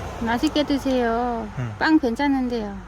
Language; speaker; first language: Korean; non-native, learner; Vietnamese